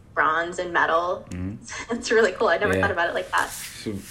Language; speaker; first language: English; native; English